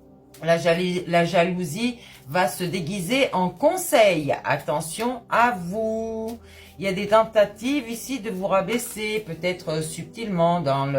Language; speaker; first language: French; native; French